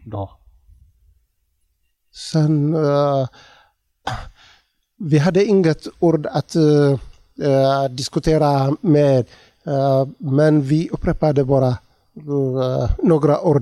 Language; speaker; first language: Swedish; non-native, learner; Tigrinya